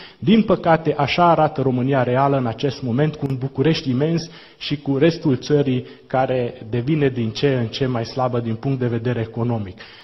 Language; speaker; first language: Romanian; non-native, local second language; Hungarian